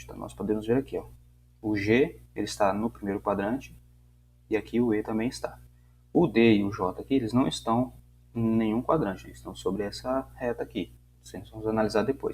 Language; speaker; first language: Portuguese; native; Portuguese